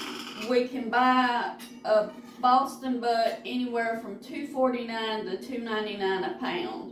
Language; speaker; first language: English; native; English